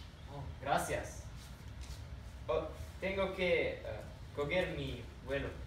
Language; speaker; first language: Spanish; non-native, learner; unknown